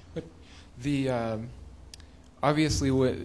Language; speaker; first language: English; non-native, learner; Japanese